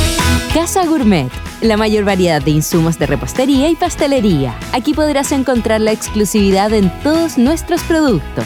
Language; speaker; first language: Spanish; native; Spanish